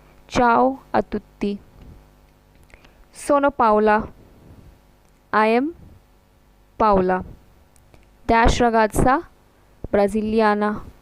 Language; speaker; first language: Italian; non-native, fluent; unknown